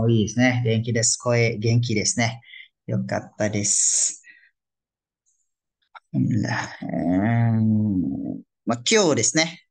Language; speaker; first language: Japanese; non-native, fluent; Malay